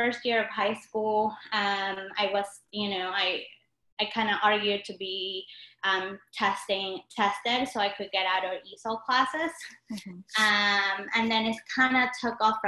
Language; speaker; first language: English; non-native, fluent; Spanish